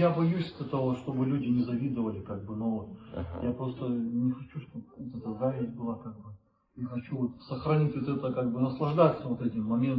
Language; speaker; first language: Russian; native; Russian